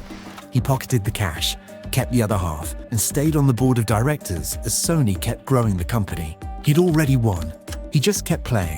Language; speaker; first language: English; native; English